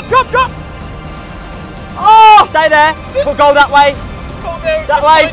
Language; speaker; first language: English; native; English